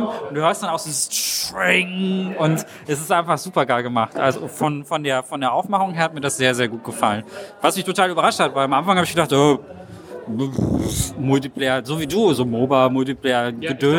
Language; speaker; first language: German; native; German